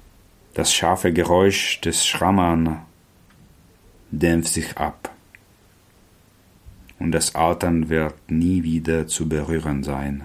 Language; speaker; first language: German; non-native, fluent; Czech